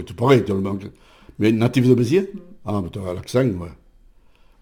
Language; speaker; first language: French; native; French